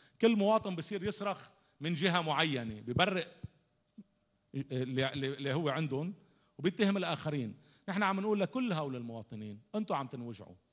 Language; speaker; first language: Arabic; native; Arabic